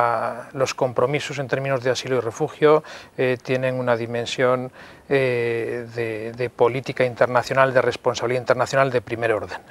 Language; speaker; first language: Spanish; native; Spanish